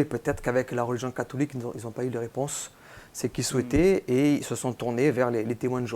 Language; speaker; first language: French; native; French